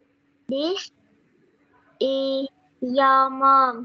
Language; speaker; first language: English; non-native, learner; Vietnamese